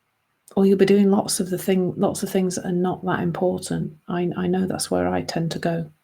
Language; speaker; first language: English; native; English